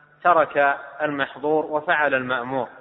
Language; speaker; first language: Arabic; native; Arabic